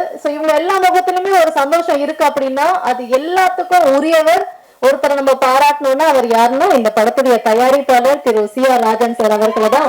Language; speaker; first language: Tamil; native; Tamil